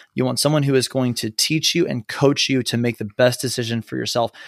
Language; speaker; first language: English; native; English